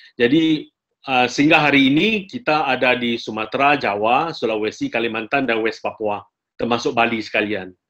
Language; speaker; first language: Malay; non-native, local second language; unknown